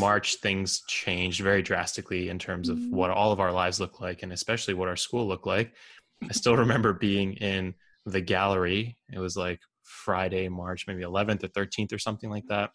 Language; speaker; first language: English; native; English